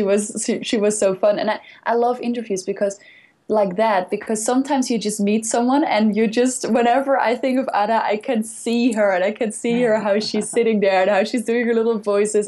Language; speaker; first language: English; non-native, fluent; Dutch